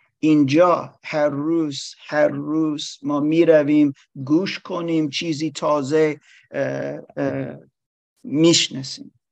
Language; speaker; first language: Persian; non-native, learner; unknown